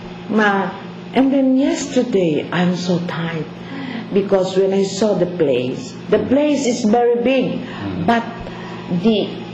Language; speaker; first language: English; non-native, local second language; Filipino